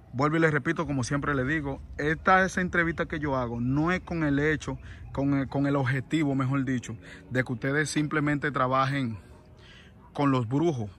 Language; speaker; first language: Spanish; native; Spanish